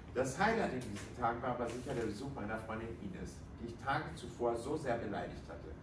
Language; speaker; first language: German; native; German